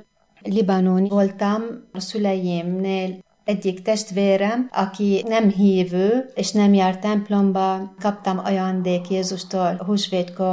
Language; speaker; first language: Hungarian; non-native, fluent; Arabic